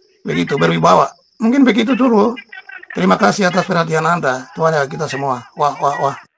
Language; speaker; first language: Indonesian; non-native, local second language; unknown